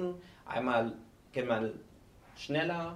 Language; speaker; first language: German; non-native, learner; Spanish